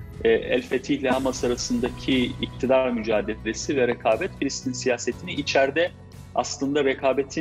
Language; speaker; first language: Turkish; native; Turkish